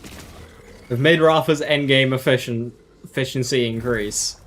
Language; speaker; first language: English; native; English